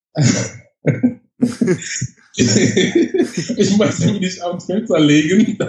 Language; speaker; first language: German; non-native, fluent; English